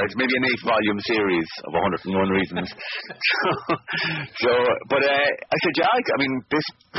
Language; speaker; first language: English; native; English